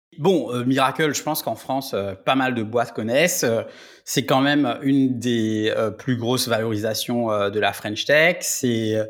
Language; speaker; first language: French; native; French